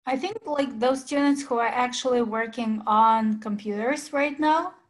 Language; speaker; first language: English; non-native, fluent; Russian